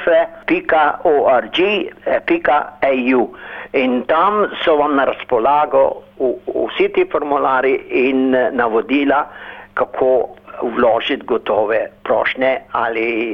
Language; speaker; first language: Slovenian; early bilingual, heritage; Slovenian